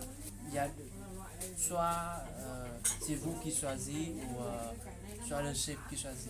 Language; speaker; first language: French; non-native, fluent; Vietnamese